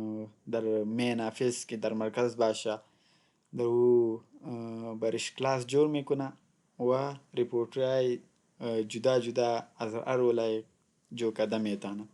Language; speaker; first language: Persian; non-native, local second language; Pashto